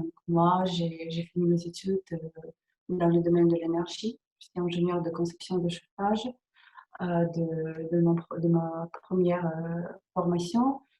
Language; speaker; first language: French; non-native, fluent; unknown